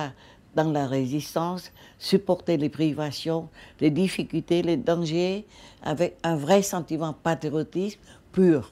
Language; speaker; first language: French; non-native, local second language; Vietnamese